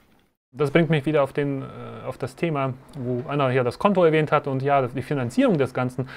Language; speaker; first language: German; native; German